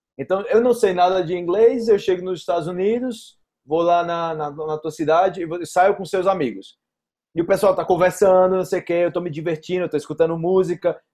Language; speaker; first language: Portuguese; native; Portuguese